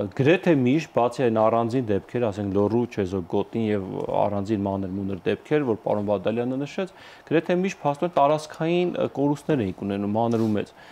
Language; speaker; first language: Armenian; native; Armenian